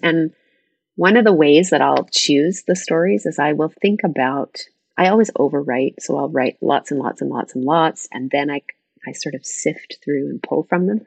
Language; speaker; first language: English; native; English